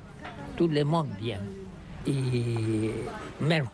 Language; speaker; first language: French; non-native, learner; Catalan